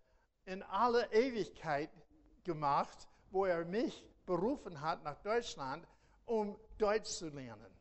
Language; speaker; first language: German; non-native, fluent; English